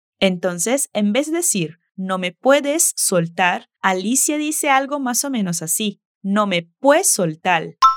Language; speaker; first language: Spanish; non-native, fluent; Portuguese